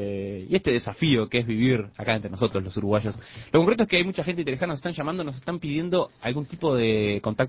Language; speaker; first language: Spanish; native; Spanish